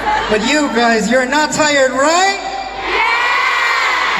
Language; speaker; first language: English; non-native, learner; Korean